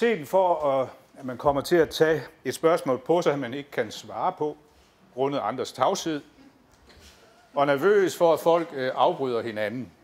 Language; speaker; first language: Danish; native; Danish